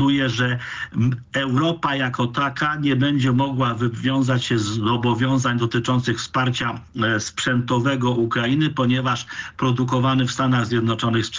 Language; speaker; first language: Polish; native; Polish